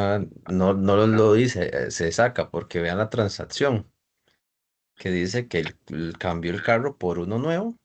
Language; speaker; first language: Spanish; native; Spanish